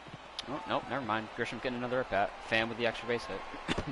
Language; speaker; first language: English; native; English